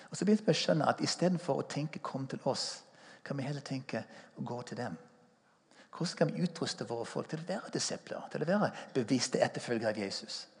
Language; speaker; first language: Norwegian; non-native, fluent; English